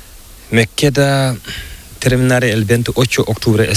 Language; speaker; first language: Spanish; non-native, learner; Fula